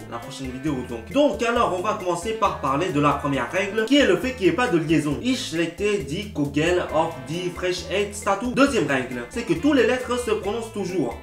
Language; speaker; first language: French; native; French